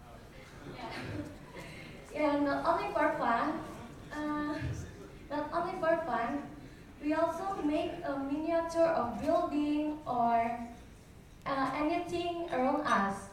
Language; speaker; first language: English; non-native, learner; Indonesian